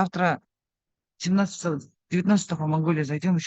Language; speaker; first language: Russian; non-native, fluent; Mongolian